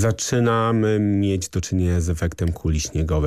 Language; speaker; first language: Polish; native; Polish